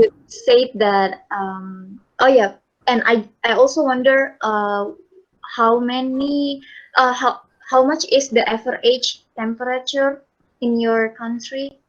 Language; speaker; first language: English; non-native, fluent; Indonesian